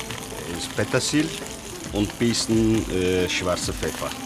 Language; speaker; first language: German; non-native, learner; Turkish